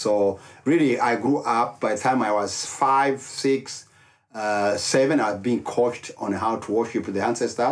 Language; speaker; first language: English; non-native, local second language; Kinyarwanda